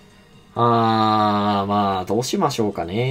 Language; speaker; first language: Japanese; native; Japanese